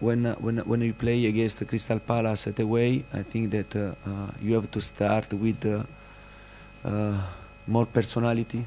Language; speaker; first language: English; non-native, fluent; Italian